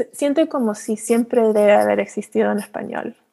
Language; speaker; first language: Spanish; early bilingual, heritage; Spanish